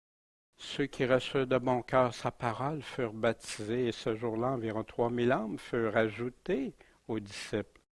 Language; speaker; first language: French; native; French